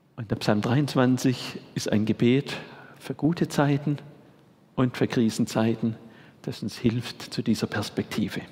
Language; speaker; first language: German; native; German